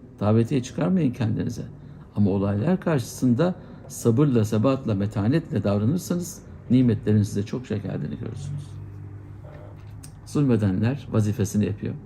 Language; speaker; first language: Turkish; native; Turkish